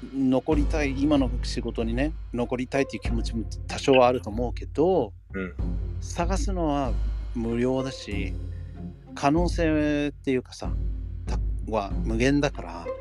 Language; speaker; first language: Japanese; non-native, fluent; English